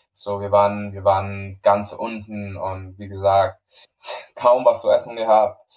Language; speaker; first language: German; non-native, fluent; Spanish